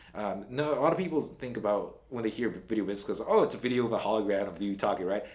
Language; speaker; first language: English; native; English